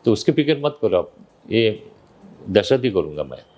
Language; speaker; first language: Hindi; non-native, local second language; Marathi